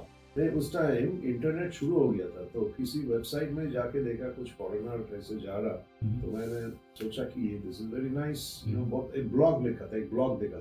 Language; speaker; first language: Hindi; non-native, local second language; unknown